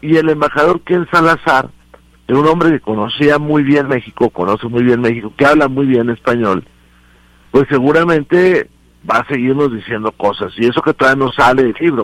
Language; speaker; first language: Spanish; native; Spanish